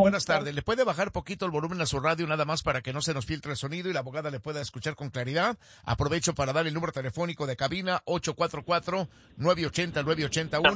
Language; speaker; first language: Spanish; native; Spanish